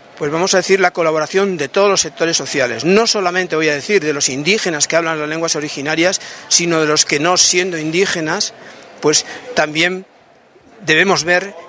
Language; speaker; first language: Spanish; non-native, local second language; Basque